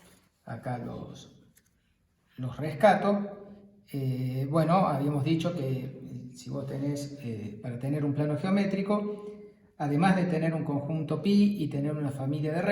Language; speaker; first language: Spanish; native; Spanish